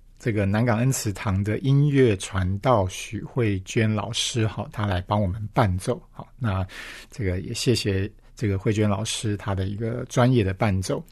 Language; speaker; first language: Chinese; native; Chinese